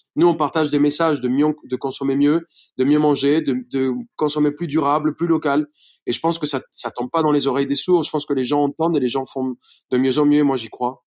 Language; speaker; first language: French; non-native, fluent; Spanish